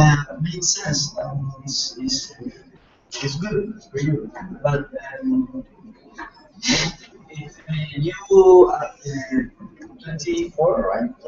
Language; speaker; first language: English; non-native, learner; Spanish